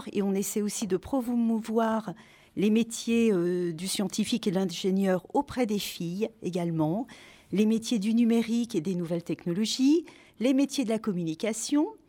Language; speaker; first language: French; native; French